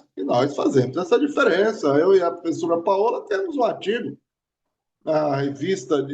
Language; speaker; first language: Portuguese; native; Portuguese